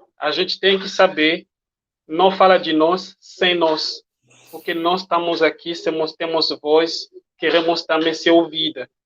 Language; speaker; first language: Portuguese; non-native, fluent; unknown